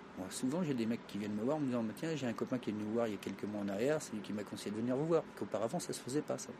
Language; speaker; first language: French; native; French